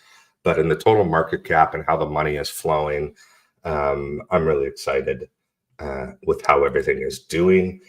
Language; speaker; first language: English; native; English